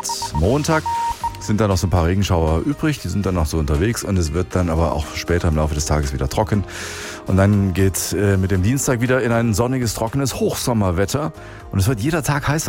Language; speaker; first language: German; native; German